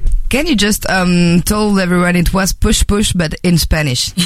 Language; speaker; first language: English; non-native, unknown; French